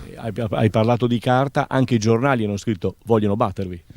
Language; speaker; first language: Italian; native; Italian